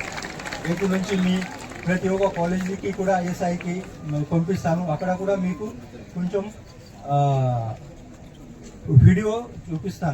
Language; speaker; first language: Telugu; non-native, learner; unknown